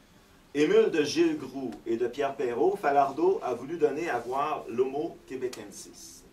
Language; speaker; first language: French; native; French